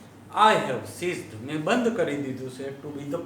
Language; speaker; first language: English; non-native, local second language; Gujarati